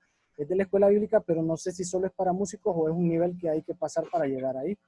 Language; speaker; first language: Spanish; native; Spanish